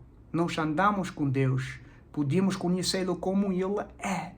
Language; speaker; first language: Portuguese; non-native, fluent; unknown